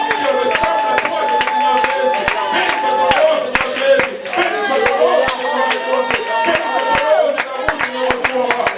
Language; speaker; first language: French; non-native, local second language; Haitian Creole